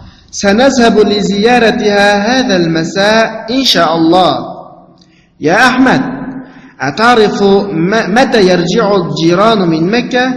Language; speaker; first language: Arabic; non-native, fluent; Uzbek